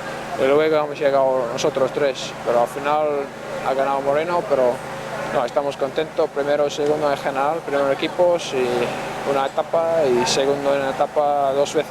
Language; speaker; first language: Spanish; non-native, learner; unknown